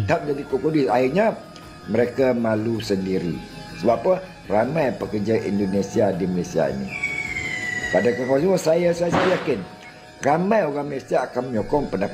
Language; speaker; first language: Malay; native; Malay